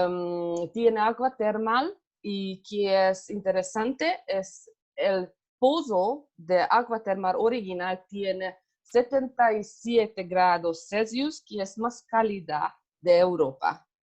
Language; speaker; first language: Spanish; non-native, learner; Hungarian